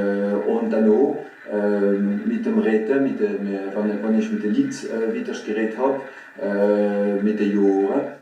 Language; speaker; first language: German; non-native, fluent; French